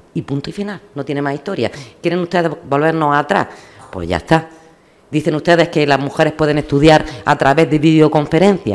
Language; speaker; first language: Spanish; native; Spanish